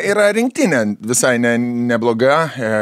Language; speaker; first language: Lithuanian; native; Lithuanian